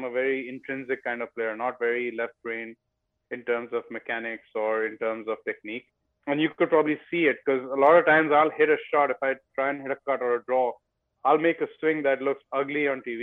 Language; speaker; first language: English; non-native, local second language; Bangla